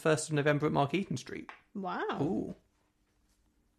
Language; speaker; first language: English; native; English